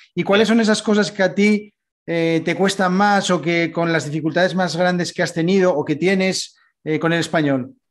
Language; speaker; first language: Spanish; native; Spanish